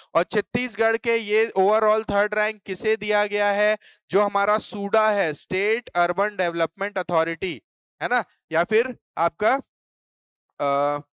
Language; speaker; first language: Hindi; native; Hindi